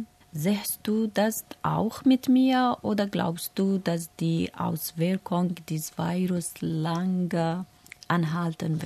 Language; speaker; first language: German; non-native, learner; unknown